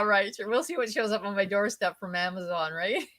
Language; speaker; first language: English; native; English